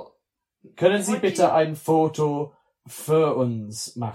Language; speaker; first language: German; non-native, learner; English